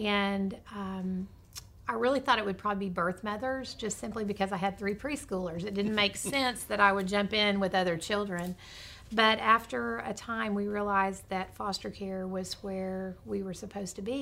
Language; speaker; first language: English; native; English